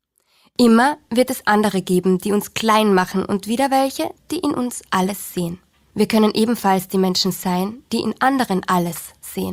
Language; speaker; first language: German; native; German